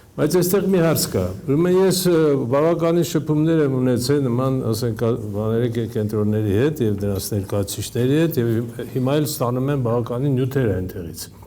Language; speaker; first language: Armenian; native; Armenian